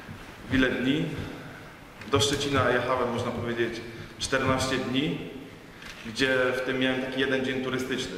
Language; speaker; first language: Polish; native; Polish